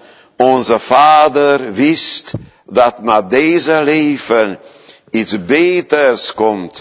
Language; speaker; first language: Dutch; non-native, fluent; Hungarian